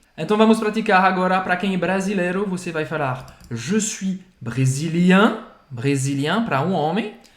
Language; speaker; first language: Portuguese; non-native, fluent; French